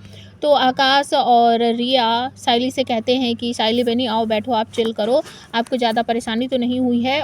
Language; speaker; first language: Hindi; native; Hindi